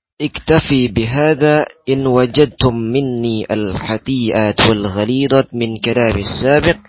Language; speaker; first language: Arabic; non-native, learner; Indonesian